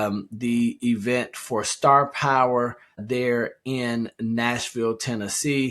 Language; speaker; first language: English; native; English